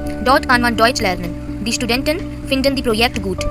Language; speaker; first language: German; non-native, fluent; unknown